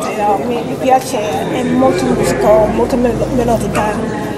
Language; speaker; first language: Italian; non-native, learner; English